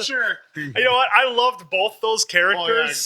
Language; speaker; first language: English; native; English